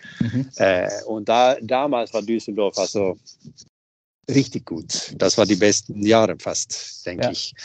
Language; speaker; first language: German; non-native, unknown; Swedish